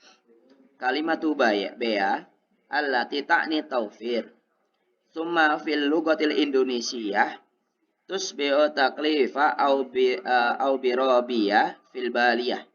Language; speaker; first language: Arabic; non-native, learner; Indonesian